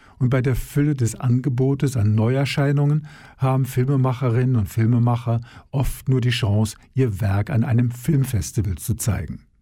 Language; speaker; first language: German; native; German